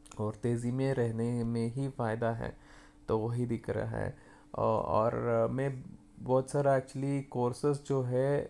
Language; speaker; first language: Hindi; non-native, local second language; Kannada